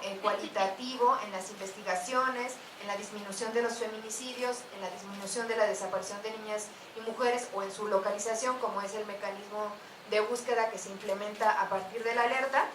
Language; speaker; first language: Spanish; native; Spanish